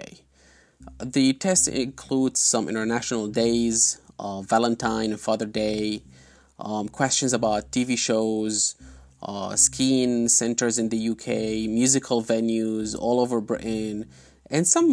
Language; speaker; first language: English; non-native, fluent; Arabic